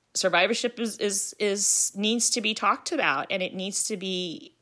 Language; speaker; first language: English; early bilingual, other home language; Filipino